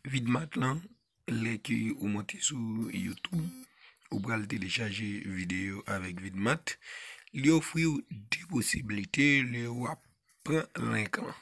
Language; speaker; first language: French; non-native, learner; Haitian Creole